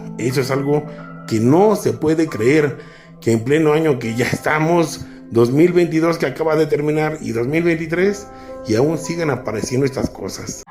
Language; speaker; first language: Spanish; native; Spanish